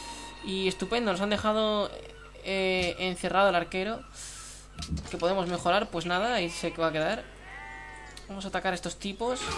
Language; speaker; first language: Spanish; native; Spanish